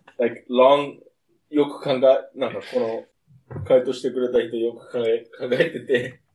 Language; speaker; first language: Japanese; non-native, fluent; English